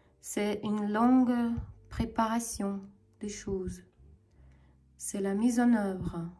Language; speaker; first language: French; non-native, fluent; Ukrainian